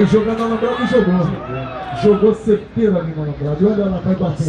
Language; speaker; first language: Portuguese; native; Portuguese